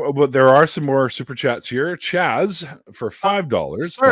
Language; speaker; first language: English; native; English